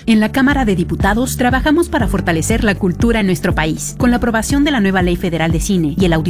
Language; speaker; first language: Spanish; native; Spanish